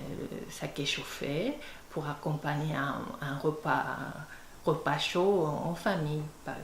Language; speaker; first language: French; non-native, fluent; Japanese